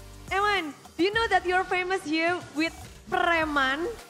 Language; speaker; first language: English; non-native, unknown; Indonesian